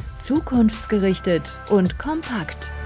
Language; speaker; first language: German; native; German